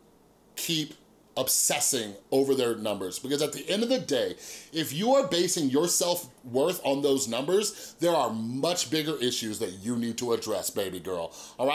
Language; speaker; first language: English; native; English